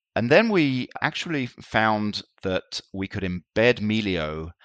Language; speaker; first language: English; native; English